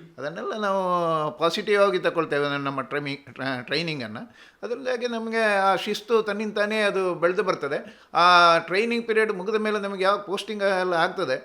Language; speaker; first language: Kannada; native; Kannada